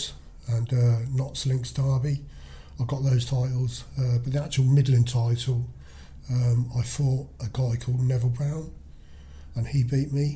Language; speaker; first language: English; native; English